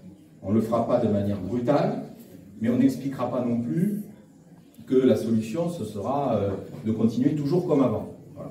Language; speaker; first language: French; native; French